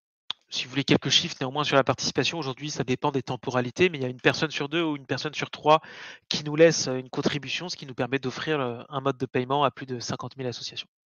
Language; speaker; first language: French; native; French